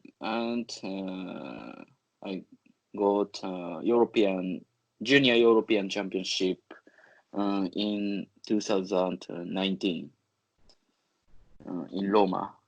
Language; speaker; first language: English; non-native, learner; Japanese